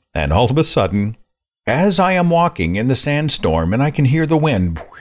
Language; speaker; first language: English; native; English